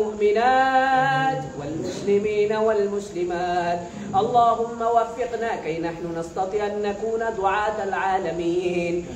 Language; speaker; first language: Arabic; non-native, fluent; Bangla